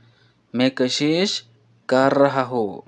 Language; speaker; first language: Hindi; non-native, fluent; Bangla